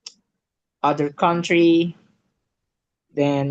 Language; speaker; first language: English; non-native, learner; Indonesian